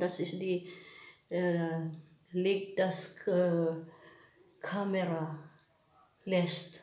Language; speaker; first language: German; non-native, learner; Filipino